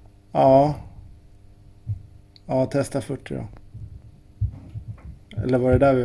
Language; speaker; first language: Swedish; native; Swedish